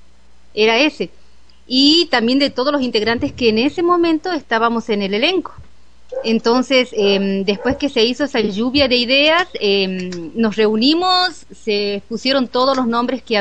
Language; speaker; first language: Spanish; native; Spanish